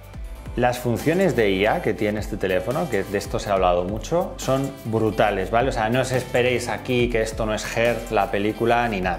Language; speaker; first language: Spanish; native; Spanish